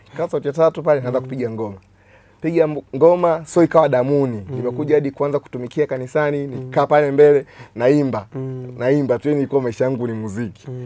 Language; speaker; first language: Swahili; native; Swahili